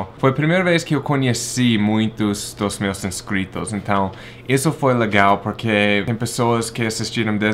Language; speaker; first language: Portuguese; non-native, fluent; English